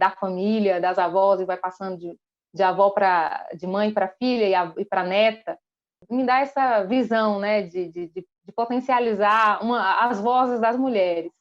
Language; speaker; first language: Portuguese; native; Portuguese